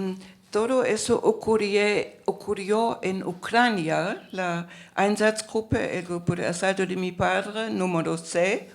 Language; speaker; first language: Spanish; non-native, fluent; German